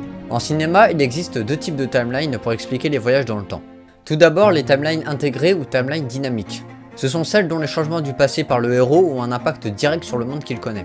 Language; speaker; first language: French; native; French